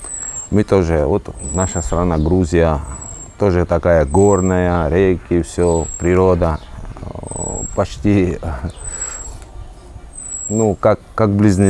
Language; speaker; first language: Russian; non-native, fluent; Georgian